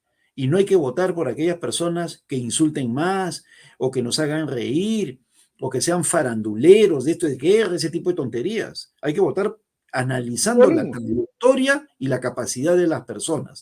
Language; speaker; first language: Spanish; native; Spanish